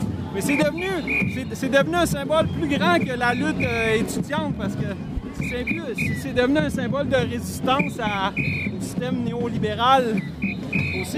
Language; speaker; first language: French; native; French